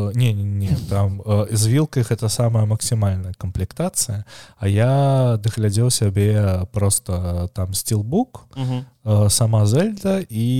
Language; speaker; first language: Belarusian; non-native, local second language; Russian